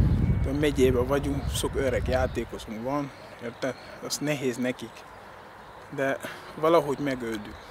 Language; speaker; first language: Hungarian; non-native, learner; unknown